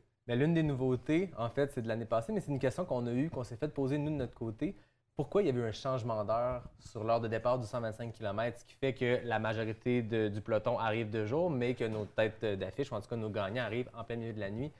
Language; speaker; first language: French; native; French